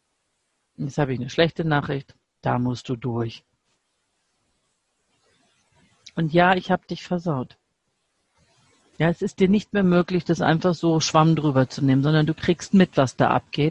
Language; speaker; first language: German; native; German